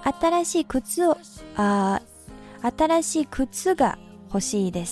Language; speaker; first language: Japanese; non-native, fluent; Chinese